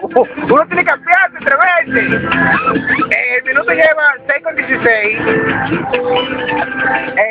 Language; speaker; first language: Spanish; native; Spanish